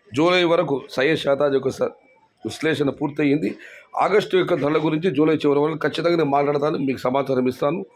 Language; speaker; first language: Telugu; non-native, local second language; Kannada